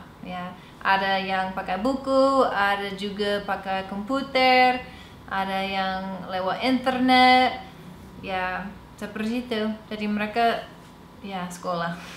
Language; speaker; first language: Indonesian; non-native, fluent; English